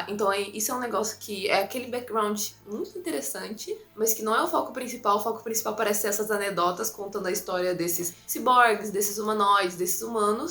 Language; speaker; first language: Portuguese; native; Portuguese